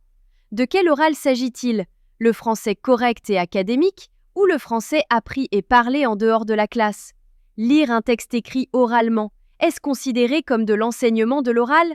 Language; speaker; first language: French; non-native, local second language; Arabic